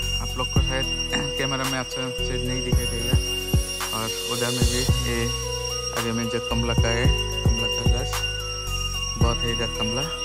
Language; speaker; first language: Hindi; non-native, local second language; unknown